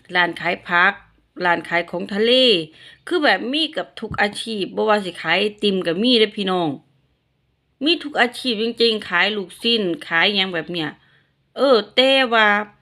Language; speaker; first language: Thai; native; Thai